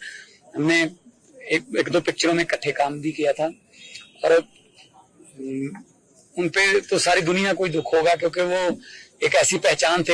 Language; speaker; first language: Hindi; non-native, local second language; Punjabi